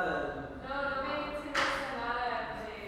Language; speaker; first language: Spanish; non-native, learner; English